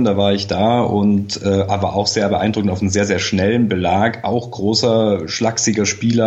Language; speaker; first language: German; native; German